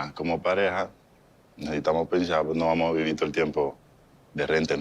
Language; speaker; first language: Spanish; native; Spanish